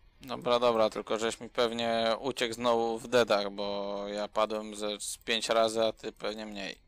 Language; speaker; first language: Polish; native; Polish